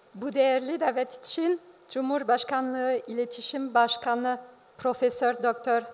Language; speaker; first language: Turkish; non-native, fluent; French